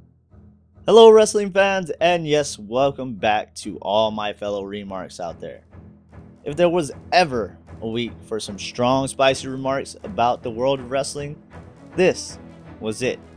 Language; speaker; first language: English; native; English